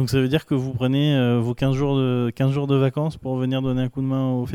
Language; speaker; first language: French; native; French